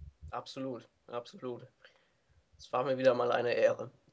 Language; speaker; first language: German; native; German